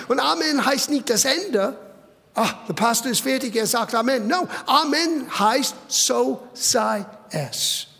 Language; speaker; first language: German; non-native, fluent; English